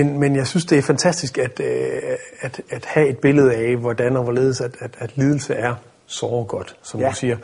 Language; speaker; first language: Danish; native; Danish